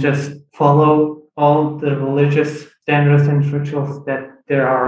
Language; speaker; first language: English; non-native, fluent; Punjabi